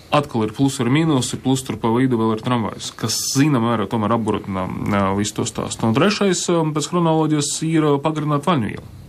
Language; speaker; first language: Latvian; non-native, local second language; Russian